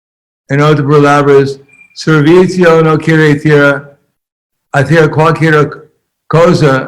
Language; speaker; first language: Spanish; non-native, fluent; English